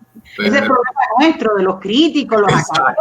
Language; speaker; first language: Spanish; native; Spanish